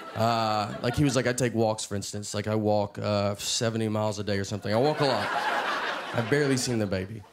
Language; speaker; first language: English; native; English